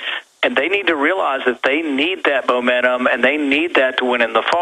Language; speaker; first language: English; native; English